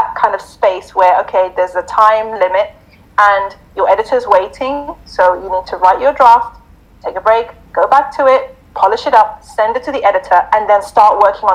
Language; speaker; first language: English; native; English